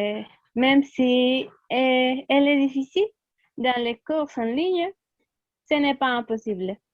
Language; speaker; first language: French; non-native, learner; Spanish